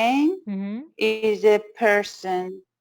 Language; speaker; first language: English; non-native, learner; Persian